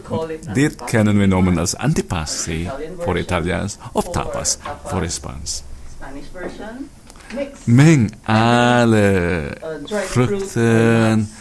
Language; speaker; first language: Dutch; non-native, learner; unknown